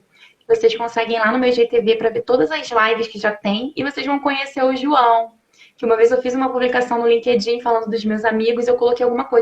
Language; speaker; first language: Portuguese; native; Portuguese